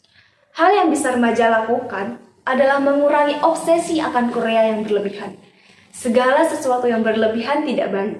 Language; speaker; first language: Indonesian; native; Indonesian